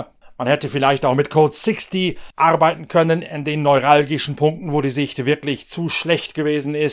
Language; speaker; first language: German; native; German